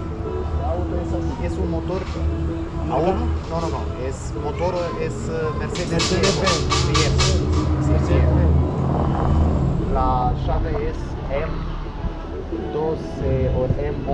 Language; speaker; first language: Spanish; non-native, learner; Romanian